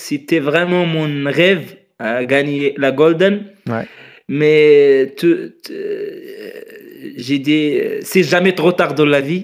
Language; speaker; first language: French; non-native, learner; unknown